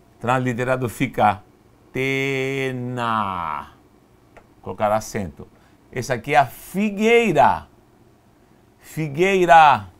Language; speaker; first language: Portuguese; non-native, fluent; Spanish